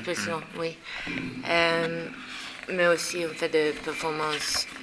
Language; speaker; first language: French; non-native, learner; Norwegian